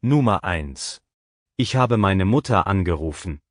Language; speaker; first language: German; non-native, fluent; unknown